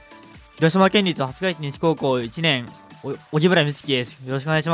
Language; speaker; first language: Japanese; native; Japanese